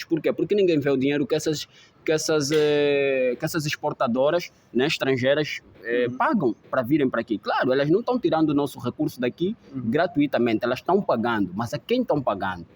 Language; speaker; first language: Portuguese; native; Portuguese